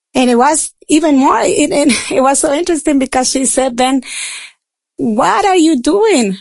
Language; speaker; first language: English; non-native, fluent; Spanish